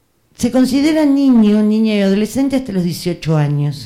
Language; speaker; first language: Spanish; native; Spanish